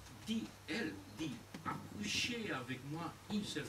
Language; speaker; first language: French; non-native, fluent; Spanish